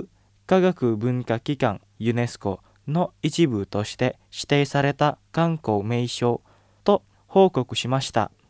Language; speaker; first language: Japanese; non-native, fluent; Indonesian